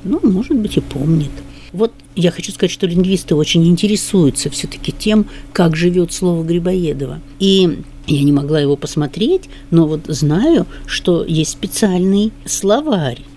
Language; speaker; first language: Russian; native; Russian